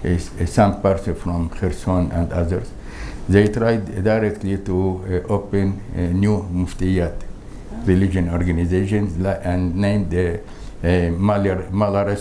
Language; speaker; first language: English; non-native, learner; Crimean Tatar